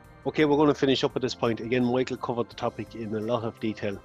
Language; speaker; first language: English; native; English